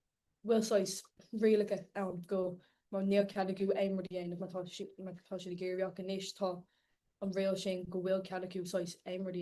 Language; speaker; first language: Irish; non-native, learner; Armenian